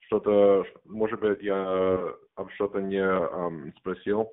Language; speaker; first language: Russian; non-native, learner; English